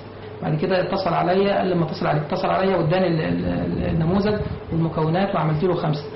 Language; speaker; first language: Arabic; native; Arabic